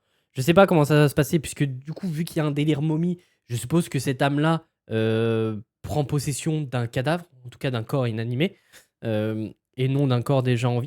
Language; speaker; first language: French; native; French